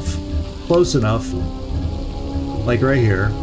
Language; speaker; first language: English; native; English